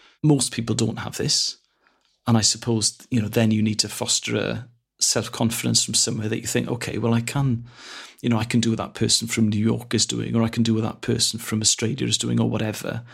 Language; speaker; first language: English; non-native, local second language; Welsh